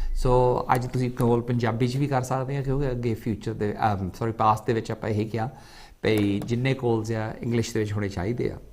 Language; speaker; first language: Punjabi; early bilingual, heritage; Punjabi